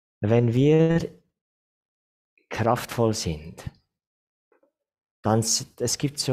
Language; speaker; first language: German; non-native, fluent; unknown